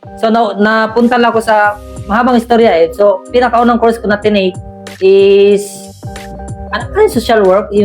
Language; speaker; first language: Filipino; non-native, local second language; Cebuano